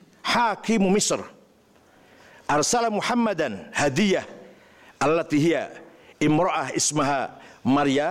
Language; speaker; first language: Arabic; non-native, fluent; Indonesian